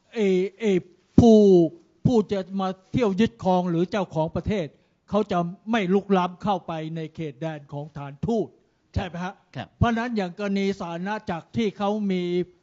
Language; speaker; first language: Thai; native; Thai